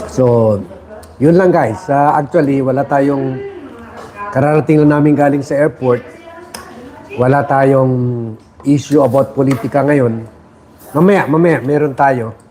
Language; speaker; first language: Filipino; non-native, local second language; Chavacano